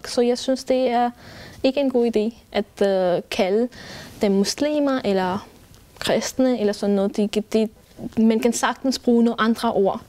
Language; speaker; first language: Danish; non-native, fluent; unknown